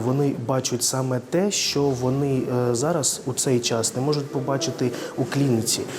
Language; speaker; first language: Ukrainian; non-native, local second language; Russian